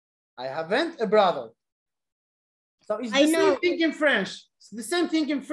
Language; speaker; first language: English; non-native, fluent; Arabic